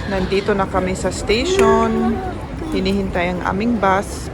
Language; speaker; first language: Filipino; native; Filipino